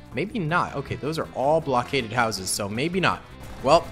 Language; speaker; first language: English; native; English